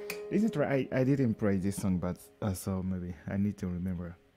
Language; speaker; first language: English; non-native, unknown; Japanese